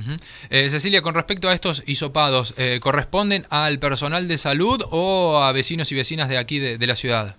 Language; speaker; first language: Spanish; native; Spanish